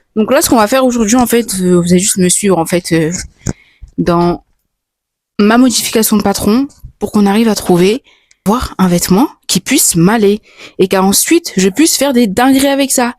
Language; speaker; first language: French; native; French